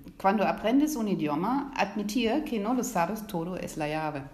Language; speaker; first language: Spanish; non-native, learner; German